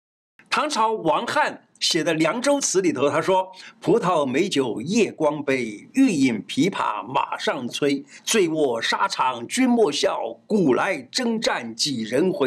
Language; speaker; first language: Chinese; native; Chinese